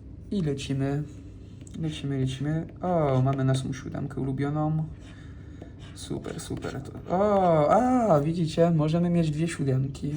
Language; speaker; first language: Polish; non-native, fluent; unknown